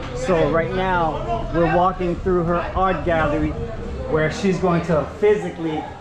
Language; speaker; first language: English; native; English